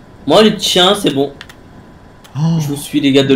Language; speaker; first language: French; native; French